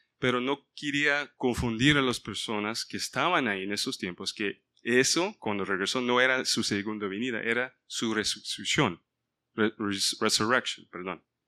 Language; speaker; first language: Spanish; early bilingual, heritage; Spanish